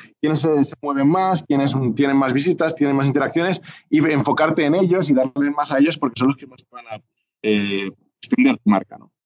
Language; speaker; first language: Spanish; native; Spanish